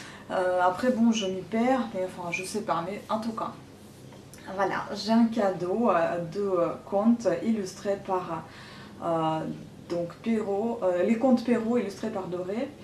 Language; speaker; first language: French; non-native, fluent; Russian